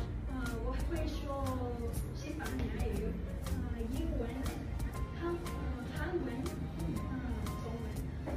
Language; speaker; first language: Chinese; non-native, learner; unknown